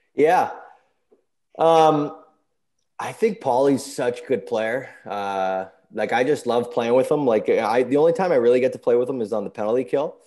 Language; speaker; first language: English; native; English